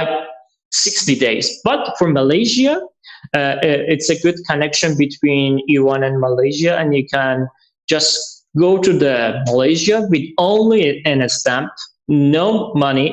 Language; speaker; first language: English; non-native, learner; Persian